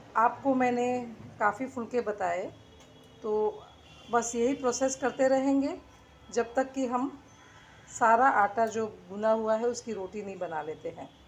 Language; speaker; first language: Hindi; non-native, local second language; Gujarati